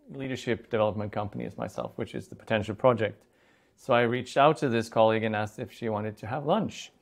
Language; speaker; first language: English; non-native, fluent; Swedish